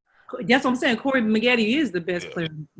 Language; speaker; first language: English; native; English